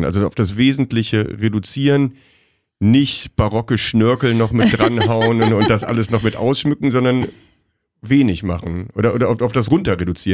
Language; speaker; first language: German; native; German